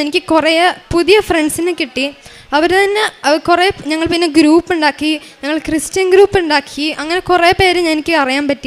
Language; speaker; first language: Malayalam; early bilingual, heritage; Malayalam